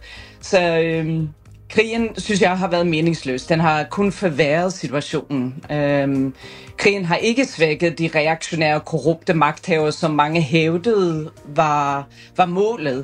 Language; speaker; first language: Danish; non-native, fluent; Persian